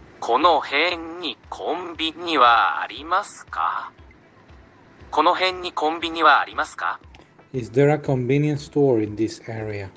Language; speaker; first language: Japanese; non-native, learner; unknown